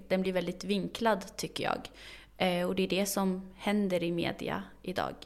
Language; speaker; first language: Swedish; early bilingual, other home language; Arabic